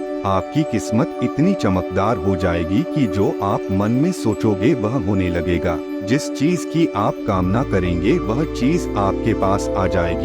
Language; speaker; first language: Hindi; native; Hindi